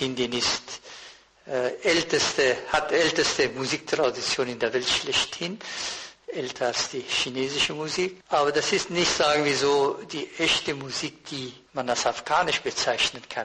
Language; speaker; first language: German; non-native, fluent; Persian